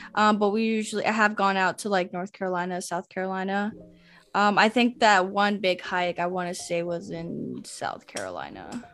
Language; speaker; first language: English; early bilingual, other home language; Spanish